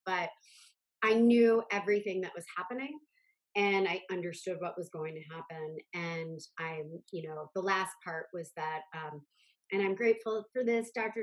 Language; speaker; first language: English; native; English